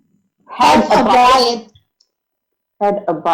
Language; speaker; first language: English; non-native, learner; Indonesian